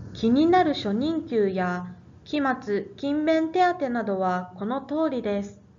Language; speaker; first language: Japanese; native; Japanese